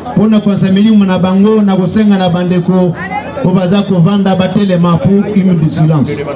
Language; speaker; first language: Lingala; non-native, local second language; Luba-Lulua